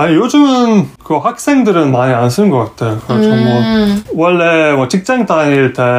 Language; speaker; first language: Korean; non-native, fluent; Hungarian